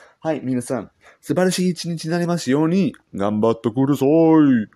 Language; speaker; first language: Japanese; non-native, learner; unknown